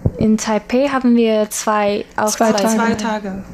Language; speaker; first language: German; non-native, learner; Chinese